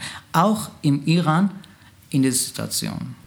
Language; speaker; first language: German; non-native, learner; Persian